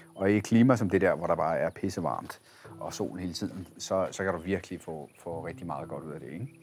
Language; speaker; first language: Danish; early bilingual, other home language; Italian